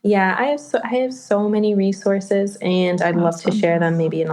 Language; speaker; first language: English; native; English